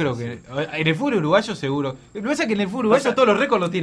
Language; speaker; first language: Spanish; native; Spanish